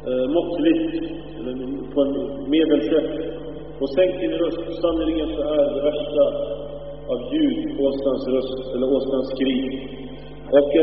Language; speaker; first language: Swedish; early bilingual, other home language; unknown